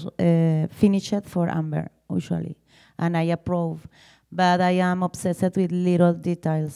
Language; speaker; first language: English; non-native, learner; Spanish